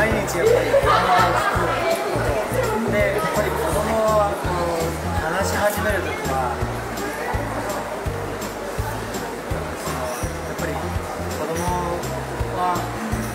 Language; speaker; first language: Japanese; early bilingual, other home language; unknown